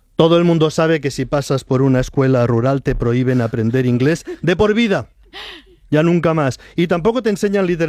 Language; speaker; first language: Spanish; native; Spanish